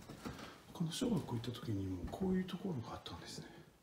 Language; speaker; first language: Japanese; non-native, fluent; French